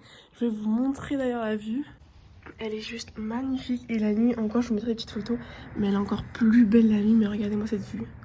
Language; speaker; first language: French; native; French